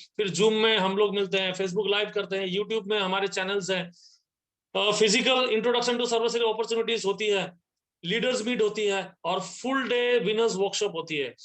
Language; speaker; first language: Hindi; non-native, local second language; Nepali